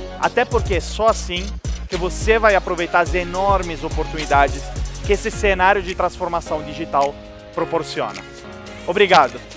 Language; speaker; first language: Portuguese; non-native, fluent; Italian